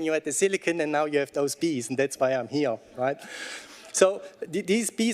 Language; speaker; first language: English; non-native, fluent; Swiss German